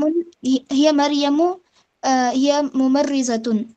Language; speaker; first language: Arabic; non-native, learner; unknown